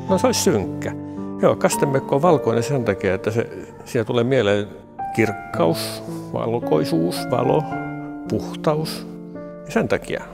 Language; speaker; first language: Finnish; native; Finnish